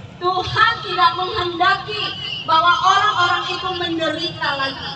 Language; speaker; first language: Indonesian; native; Indonesian